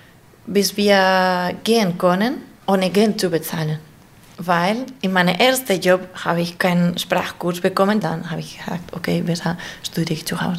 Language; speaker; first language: German; non-native, learner; Spanish